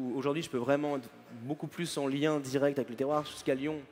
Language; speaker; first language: French; native; French